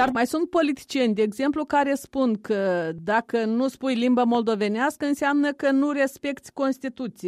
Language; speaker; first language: Romanian; native; Romanian